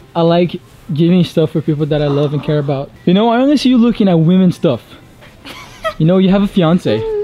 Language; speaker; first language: English; non-native, fluent; Portuguese